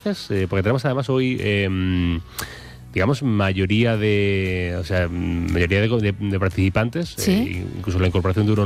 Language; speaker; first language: Spanish; native; Spanish